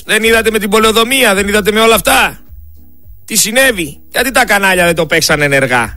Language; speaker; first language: Greek; native; Greek